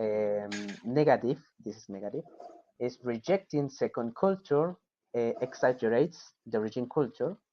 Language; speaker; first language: English; non-native, fluent; Spanish